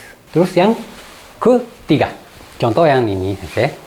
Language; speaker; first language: Indonesian; non-native, fluent; Japanese